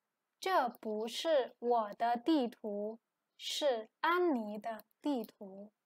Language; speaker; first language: Chinese; non-native, fluent; Indonesian